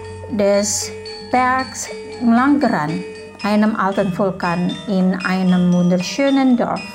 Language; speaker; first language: German; non-native, fluent; Indonesian